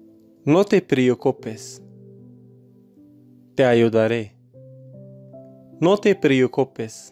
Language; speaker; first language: Spanish; non-native, learner; Arabic